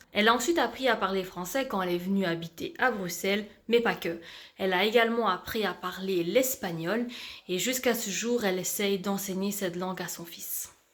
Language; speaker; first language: French; native; French